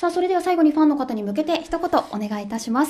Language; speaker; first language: Japanese; native; Japanese